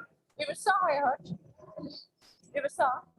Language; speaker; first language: Swedish; native; Swedish